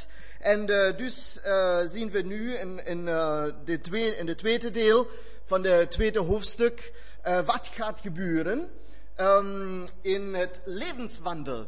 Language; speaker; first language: Dutch; non-native, fluent; German